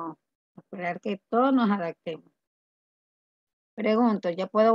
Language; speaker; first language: Spanish; native; Spanish